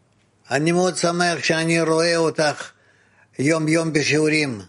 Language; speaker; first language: Hebrew; non-native, fluent; Russian